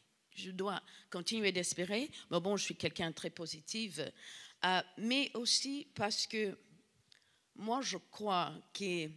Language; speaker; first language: French; non-native, fluent; English